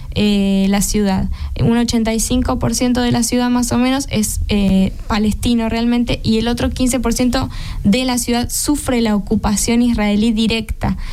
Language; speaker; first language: Spanish; native; Spanish